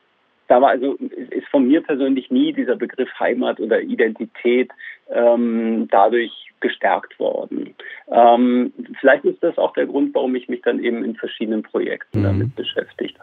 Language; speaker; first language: German; native; German